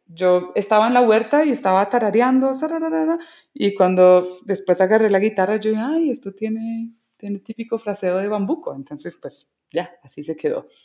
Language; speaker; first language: Spanish; early bilingual, other home language; English